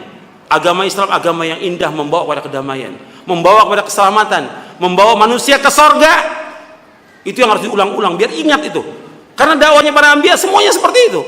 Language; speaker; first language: Indonesian; native; Indonesian